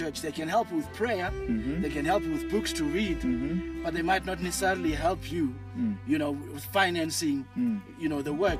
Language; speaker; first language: English; non-native, local second language; Xhosa